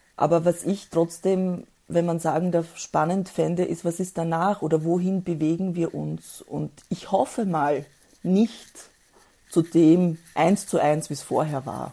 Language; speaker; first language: German; early bilingual, other home language; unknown